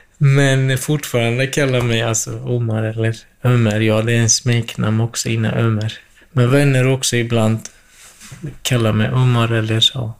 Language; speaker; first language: Swedish; non-native, fluent; Kurdish